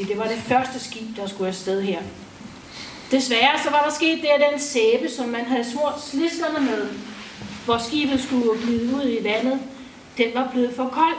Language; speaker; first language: Danish; native; Danish